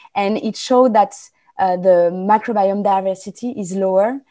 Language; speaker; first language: English; non-native, fluent; French